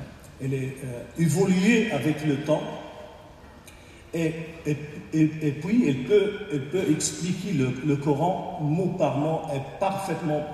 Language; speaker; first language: French; non-native, local second language; Arabic